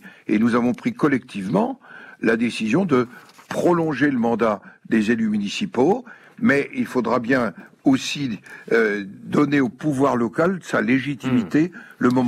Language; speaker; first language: French; native; French